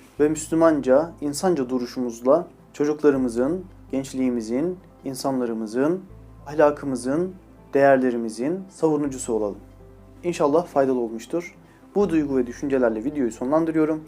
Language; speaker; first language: Turkish; native; Turkish